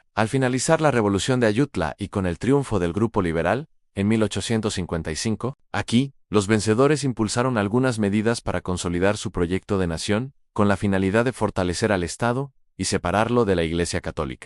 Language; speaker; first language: Spanish; native; Spanish